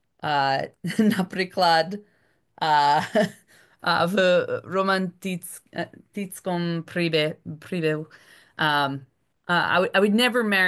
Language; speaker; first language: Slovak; non-native, learner; English